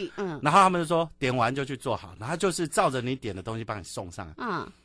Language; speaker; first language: Chinese; native; Chinese